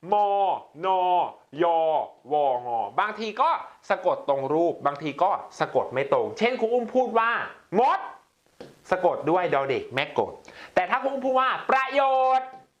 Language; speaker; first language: Thai; native; Thai